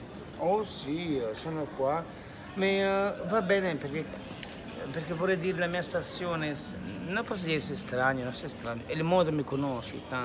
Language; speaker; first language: Italian; non-native, learner; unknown